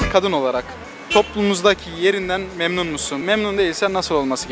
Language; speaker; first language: Turkish; native; Turkish